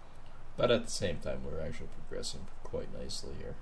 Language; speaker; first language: English; native; English